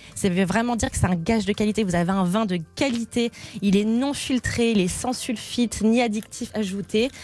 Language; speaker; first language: French; native; French